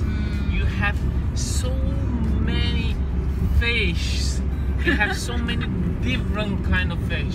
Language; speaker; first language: English; non-native, fluent; Turkish